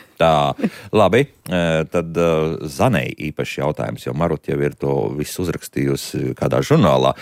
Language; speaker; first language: Latvian; native; Latvian